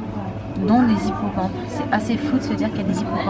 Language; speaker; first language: French; native; French